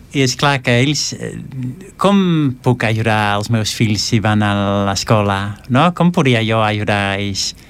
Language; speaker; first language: Catalan; non-native, fluent; Dutch